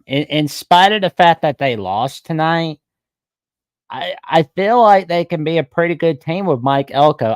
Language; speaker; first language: English; native; English